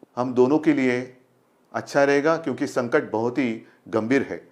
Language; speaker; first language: Hindi; non-native, local second language; Marathi